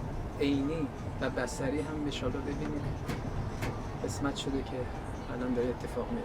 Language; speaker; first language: Persian; native; Persian